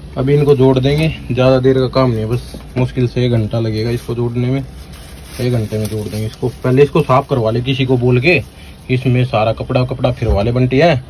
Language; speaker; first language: Hindi; native; Hindi